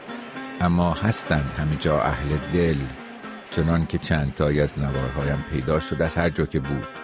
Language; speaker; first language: Persian; native; Persian